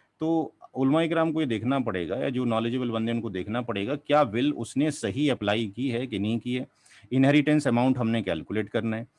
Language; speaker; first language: Hindi; native; Hindi